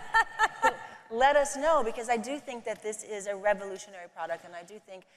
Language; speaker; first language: English; native; English